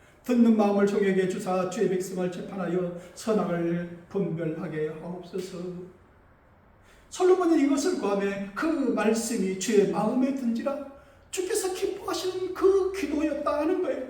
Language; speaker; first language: Korean; native; Korean